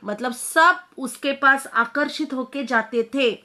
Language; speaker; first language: Hindi; non-native, local second language; Marathi